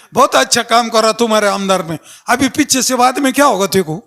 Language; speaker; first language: Hindi; non-native, local second language; Marathi